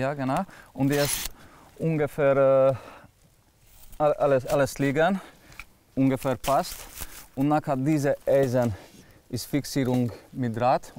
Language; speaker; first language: German; non-native, learner; Hungarian